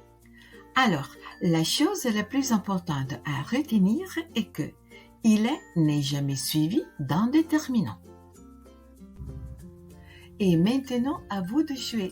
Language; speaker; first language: French; non-native, fluent; Italian